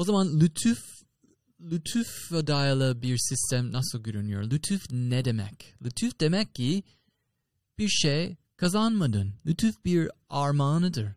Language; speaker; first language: Turkish; non-native, fluent; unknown